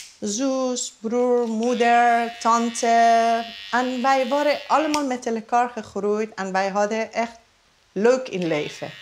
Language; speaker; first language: Dutch; non-native, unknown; Persian